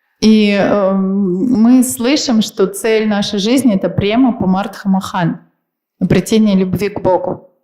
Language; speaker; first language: Russian; native; Russian